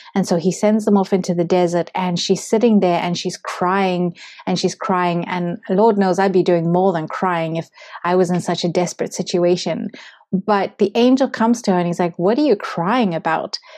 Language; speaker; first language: English; native; English